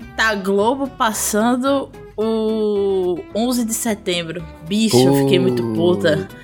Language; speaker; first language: Portuguese; native; Portuguese